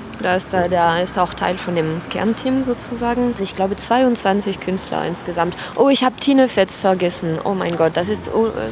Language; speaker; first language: German; non-native, fluent; French